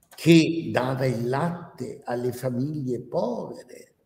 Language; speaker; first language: Italian; early bilingual, heritage; Arabic